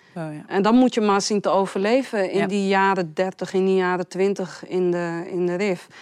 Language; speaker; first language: Dutch; early bilingual, other home language; Riffian